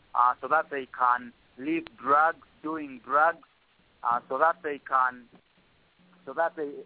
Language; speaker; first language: English; non-native, local second language; Ganda